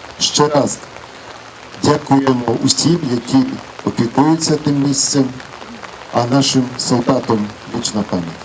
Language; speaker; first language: Ukrainian; non-native, fluent; Polish